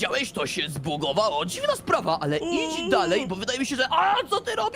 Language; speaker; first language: Polish; native; Polish